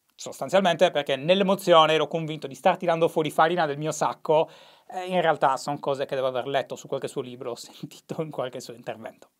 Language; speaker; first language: Italian; native; Italian